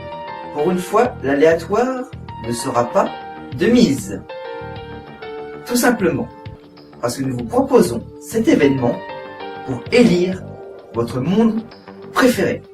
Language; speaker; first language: French; native; French